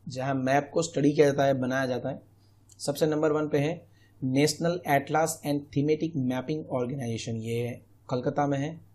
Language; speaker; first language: Hindi; non-native, local second language; Gujarati